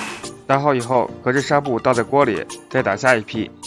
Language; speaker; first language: Chinese; native; Chinese